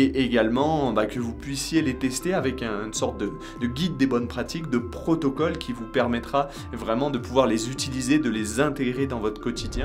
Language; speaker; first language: French; native; French